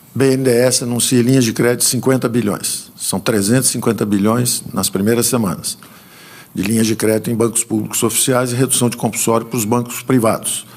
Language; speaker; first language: Portuguese; native; Portuguese